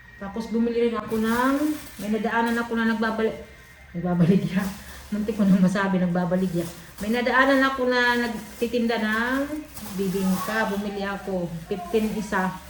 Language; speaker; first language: Filipino; non-native, local second language; Cebuano